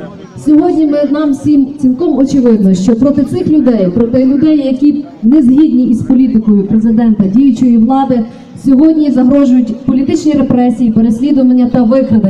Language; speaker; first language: Ukrainian; native; Ukrainian